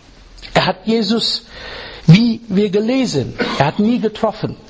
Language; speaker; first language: German; non-native, fluent; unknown